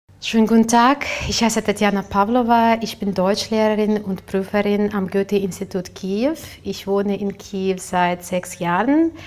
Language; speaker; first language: German; non-native, fluent; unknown